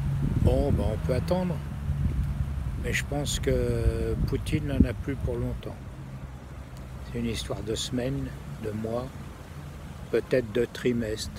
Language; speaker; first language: French; native; French